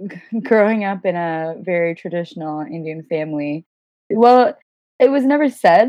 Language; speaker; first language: English; non-native, fluent; Gujarati